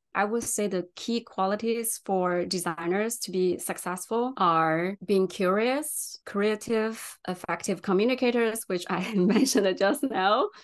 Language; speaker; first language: English; non-native, fluent; Chinese